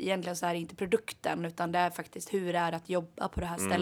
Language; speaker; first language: Swedish; native; Swedish